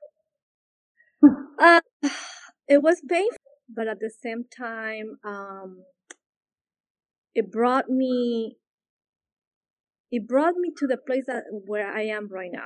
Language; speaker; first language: English; non-native, fluent; Spanish